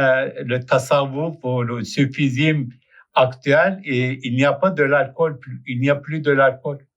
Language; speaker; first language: French; non-native, fluent; Turkish